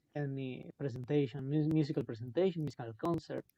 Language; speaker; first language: English; non-native, local second language; Spanish